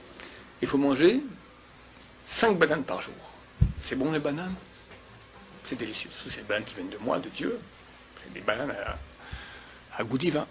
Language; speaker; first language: French; native; French